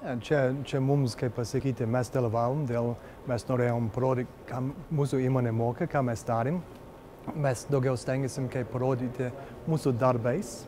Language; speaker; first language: Lithuanian; early bilingual, heritage; Lithuanian